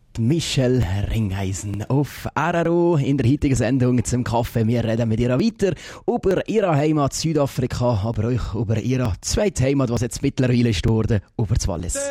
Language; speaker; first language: German; native; German